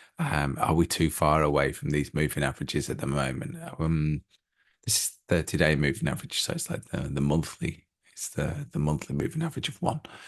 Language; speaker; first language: English; native; English